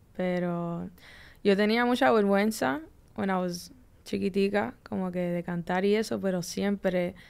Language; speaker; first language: Spanish; early bilingual, heritage; Spanish